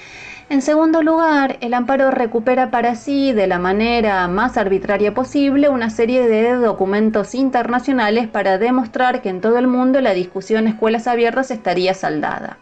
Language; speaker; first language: Spanish; native; Spanish